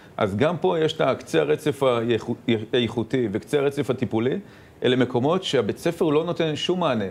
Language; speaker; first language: Hebrew; native; Hebrew